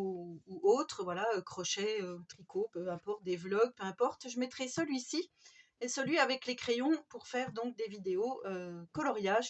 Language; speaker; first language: French; native; French